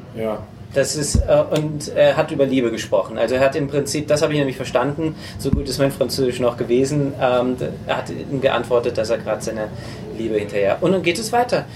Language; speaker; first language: German; non-native, fluent; English